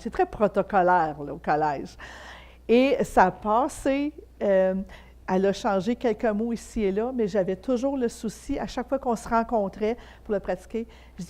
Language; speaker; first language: French; native; French